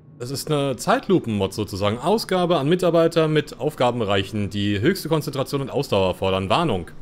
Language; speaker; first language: German; non-native, fluent; English